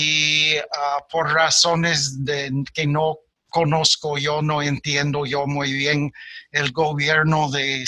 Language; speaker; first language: Spanish; non-native, fluent; English